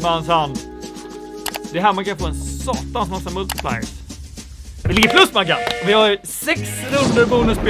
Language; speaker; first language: Swedish; native; Swedish